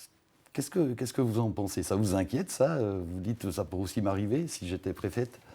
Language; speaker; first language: French; native; French